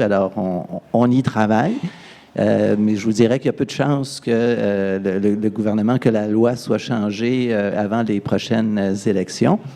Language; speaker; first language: French; native; French